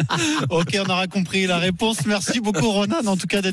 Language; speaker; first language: French; native; French